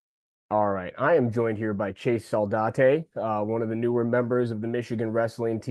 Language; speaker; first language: English; native; English